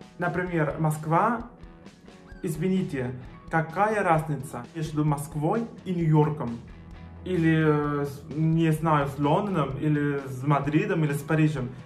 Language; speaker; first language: Russian; non-native, fluent; Spanish